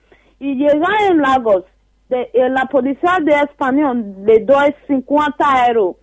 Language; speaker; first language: Spanish; non-native, learner; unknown